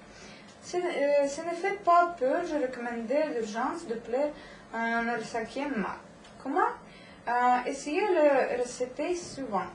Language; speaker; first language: French; non-native, learner; Russian